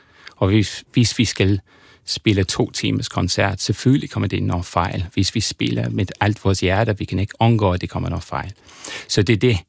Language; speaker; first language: Danish; non-native, learner; English